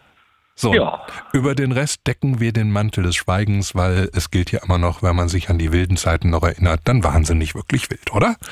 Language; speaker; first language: German; native; German